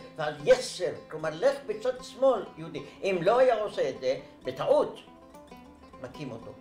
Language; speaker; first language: Hebrew; non-native, fluent; Arabic